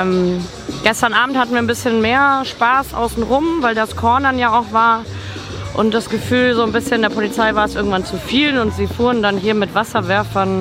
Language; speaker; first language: German; native; German